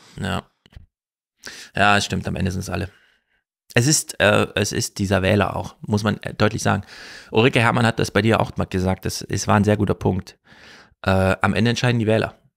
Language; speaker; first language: German; native; German